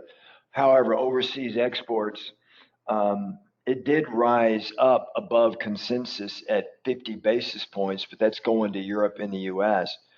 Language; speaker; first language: English; native; English